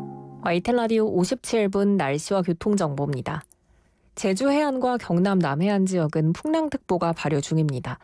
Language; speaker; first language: Korean; native; Korean